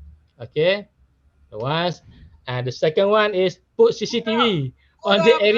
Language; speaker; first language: English; non-native, learner; Malay